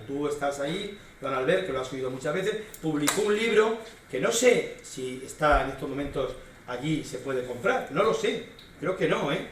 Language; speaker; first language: Spanish; native; Spanish